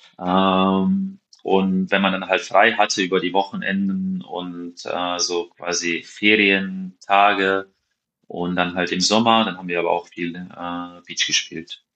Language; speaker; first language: German; non-native, fluent; Slovenian